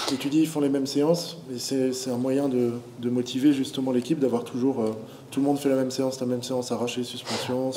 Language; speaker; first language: French; native; French